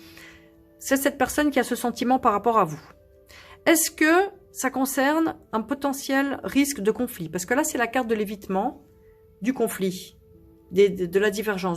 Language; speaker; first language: French; native; French